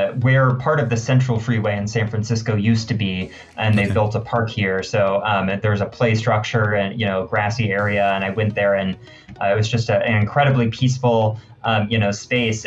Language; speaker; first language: English; native; English